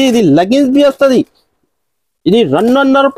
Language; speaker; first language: Telugu; non-native, local second language; Urdu